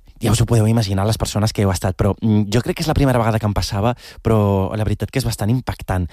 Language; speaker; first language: Catalan; early bilingual, other home language; Arabic